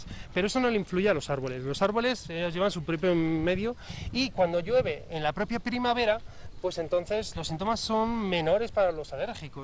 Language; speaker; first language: Spanish; native; Spanish